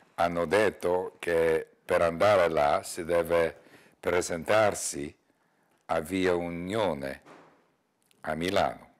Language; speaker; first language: Italian; non-native, learner; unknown